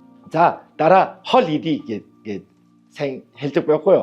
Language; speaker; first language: Mongolian; non-native, learner; Korean